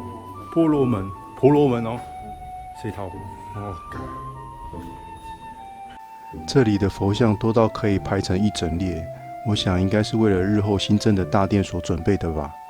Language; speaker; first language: Chinese; native; Chinese